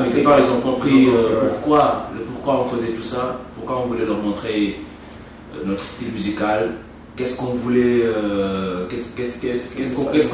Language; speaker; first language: French; non-native, local second language; Wolof